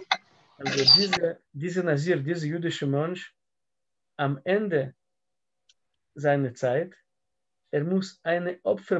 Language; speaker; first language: German; non-native, fluent; Russian